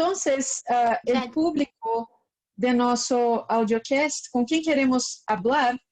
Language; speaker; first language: Spanish; non-native, learner; Portuguese